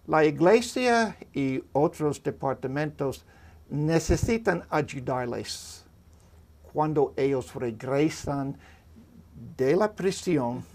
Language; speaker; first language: Spanish; non-native, learner; English